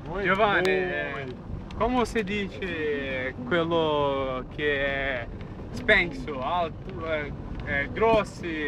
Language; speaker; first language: Italian; non-native, learner; Portuguese